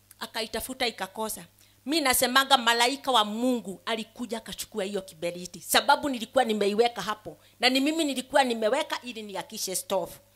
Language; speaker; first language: Swahili; non-native, local second language; Kikuyu